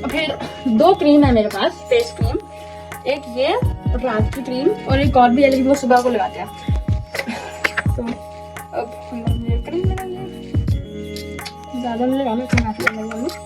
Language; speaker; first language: Hindi; early bilingual, heritage; Hindi